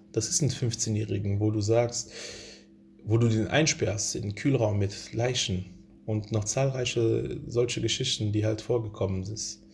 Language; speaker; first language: German; early bilingual, other home language; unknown